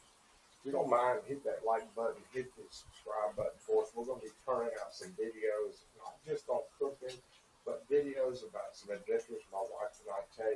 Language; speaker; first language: English; native; English